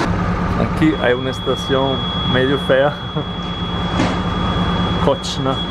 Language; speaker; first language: Spanish; non-native, fluent; Italian